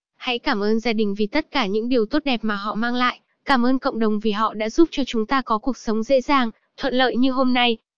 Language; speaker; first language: Vietnamese; non-native, local second language; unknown